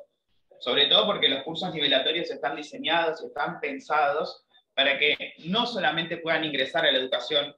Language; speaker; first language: Spanish; native; Spanish